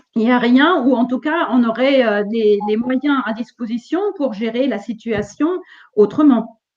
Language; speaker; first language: French; non-native, fluent; German